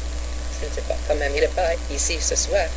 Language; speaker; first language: French; non-native, fluent; Swedish